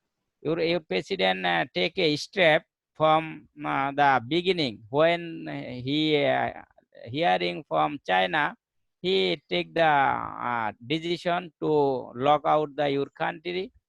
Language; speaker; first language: English; non-native, learner; Bangla